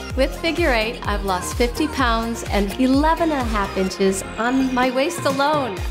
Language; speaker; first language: English; native; English